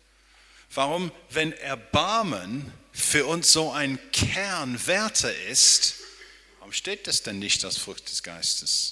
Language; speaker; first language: German; non-native, fluent; English